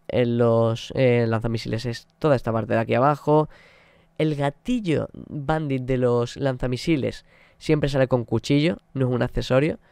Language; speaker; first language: Spanish; native; Spanish